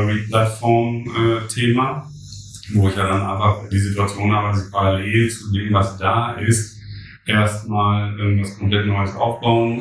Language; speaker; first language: German; native; German